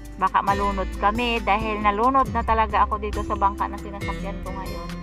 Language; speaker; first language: Filipino; non-native, local second language; Cebuano